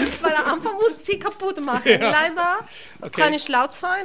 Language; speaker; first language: German; non-native, learner; Spanish